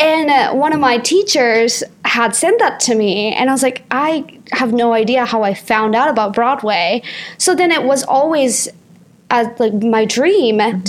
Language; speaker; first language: English; non-native, fluent; Japanese